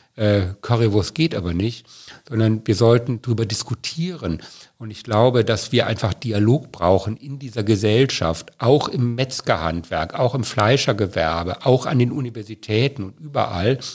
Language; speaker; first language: German; native; German